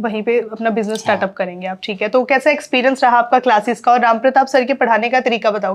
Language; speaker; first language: Hindi; native; Hindi